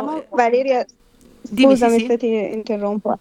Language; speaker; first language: Italian; non-native, fluent; Persian